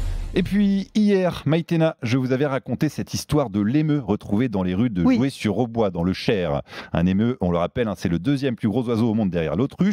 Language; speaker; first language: French; native; French